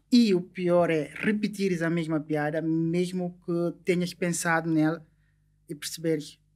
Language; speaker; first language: Portuguese; non-native, local second language; Upper Guinea Crioulo